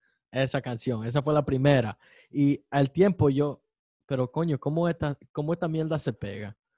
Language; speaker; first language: Spanish; early bilingual, heritage; Spanish